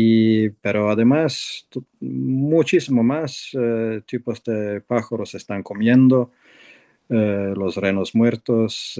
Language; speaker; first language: Spanish; non-native, fluent; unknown